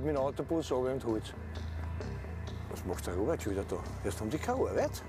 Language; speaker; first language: German; native; German